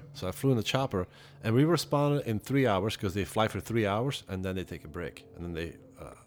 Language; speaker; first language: English; non-native, fluent; Dutch